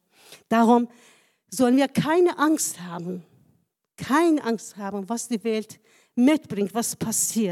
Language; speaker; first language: German; non-native, fluent; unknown